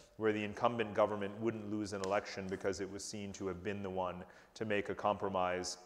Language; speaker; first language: English; native; English